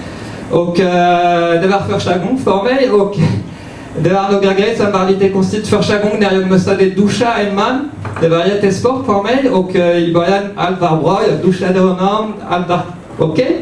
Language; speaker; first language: Swedish; non-native, fluent; French